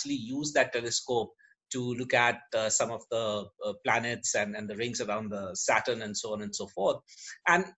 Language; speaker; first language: English; native; English